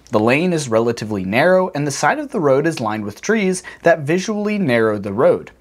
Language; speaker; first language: English; native; English